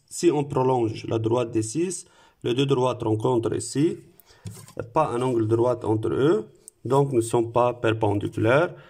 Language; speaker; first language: French; non-native, local second language; Arabic